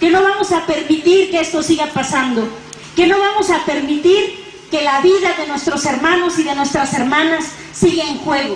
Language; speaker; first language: Spanish; native; Spanish